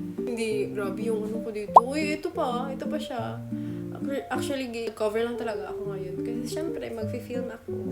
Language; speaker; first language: Filipino; non-native, local second language; Hiligaynon